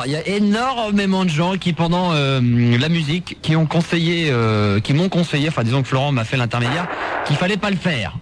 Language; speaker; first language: French; native; French